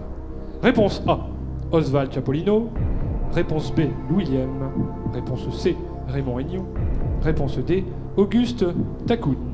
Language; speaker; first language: French; native; French